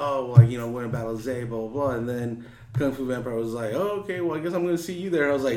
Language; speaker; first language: English; native; English